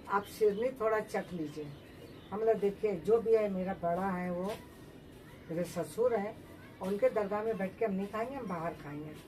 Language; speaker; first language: Hindi; non-native, local second language; Bangla